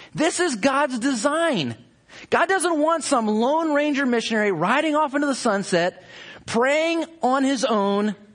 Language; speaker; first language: English; native; English